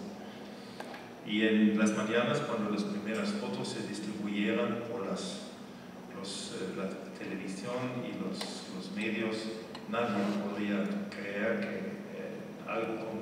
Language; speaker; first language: Spanish; non-native, fluent; German